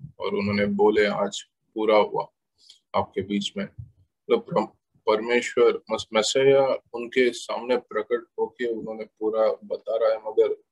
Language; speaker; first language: Hindi; non-native, local second language; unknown